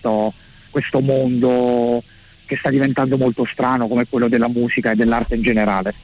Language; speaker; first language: Italian; native; Italian